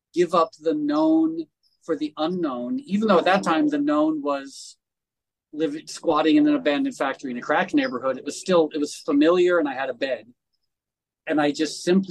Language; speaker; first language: English; native; English